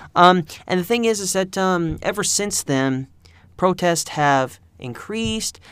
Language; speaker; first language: English; early bilingual, other home language; Spanish